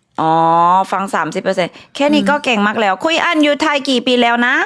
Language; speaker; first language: Thai; non-native, fluent; Korean